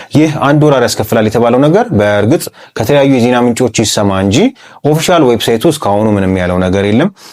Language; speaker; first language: Amharic; native; Amharic